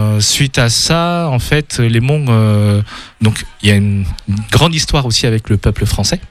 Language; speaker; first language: French; early bilingual, other home language; Hmong